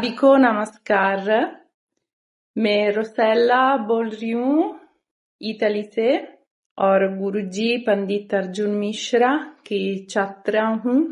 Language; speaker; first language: Hindi; non-native, learner; Italian